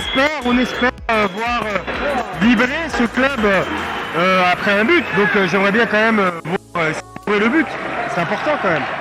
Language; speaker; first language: French; native; French